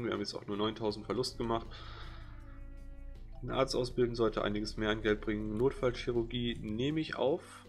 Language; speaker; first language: German; native; German